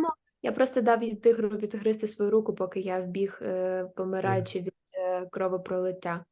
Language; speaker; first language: Ukrainian; native; Ukrainian